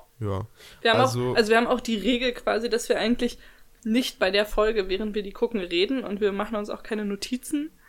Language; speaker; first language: German; native; German